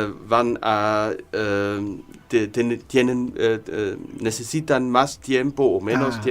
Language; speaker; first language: Spanish; non-native, learner; German